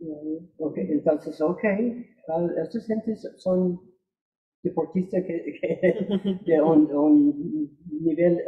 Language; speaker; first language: Spanish; non-native, fluent; English